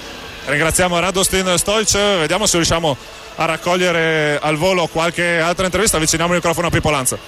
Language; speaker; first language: Italian; native; Italian